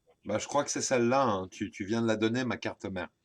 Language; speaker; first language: French; native; French